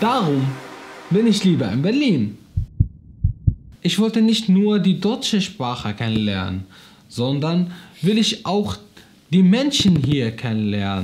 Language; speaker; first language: German; non-native, fluent; Arabic